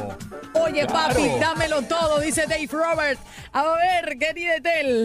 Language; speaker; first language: Spanish; native; Spanish